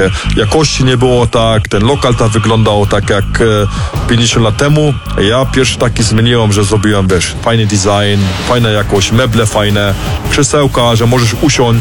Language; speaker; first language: Polish; early bilingual, heritage; German